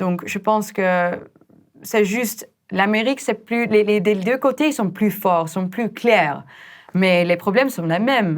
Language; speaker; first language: French; non-native, fluent; Dutch